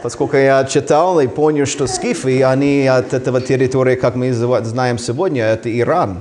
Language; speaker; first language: Russian; non-native, fluent; English